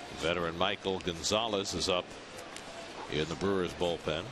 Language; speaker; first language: English; native; English